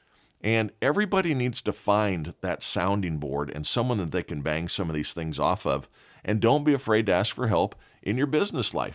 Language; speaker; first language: English; native; English